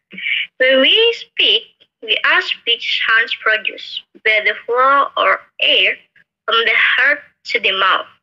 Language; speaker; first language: English; non-native, learner; Indonesian